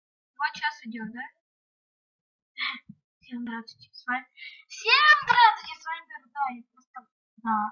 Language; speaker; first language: Russian; native; Russian